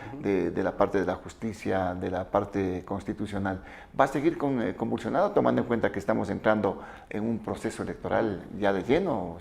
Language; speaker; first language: Spanish; native; Spanish